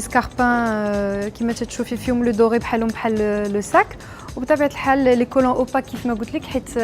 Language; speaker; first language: Arabic; native; Arabic